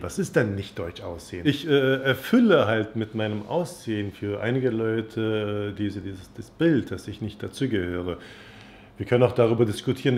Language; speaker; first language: German; non-native, fluent; Turkish